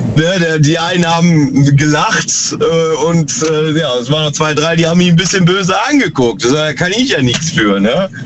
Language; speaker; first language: German; native; German